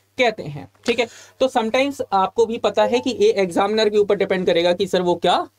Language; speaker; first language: Hindi; native; Hindi